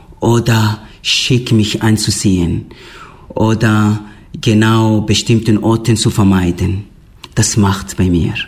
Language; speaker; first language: German; non-native, fluent; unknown